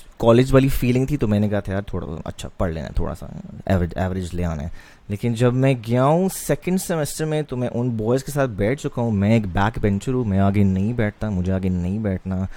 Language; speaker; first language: Urdu; native; Urdu